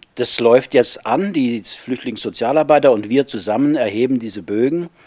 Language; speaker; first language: German; native; German